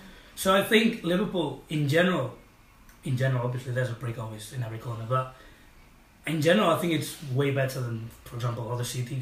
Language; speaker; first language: English; non-native, fluent; Spanish